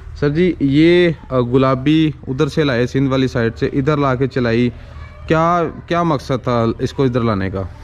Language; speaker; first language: Urdu; non-native, local second language; Punjabi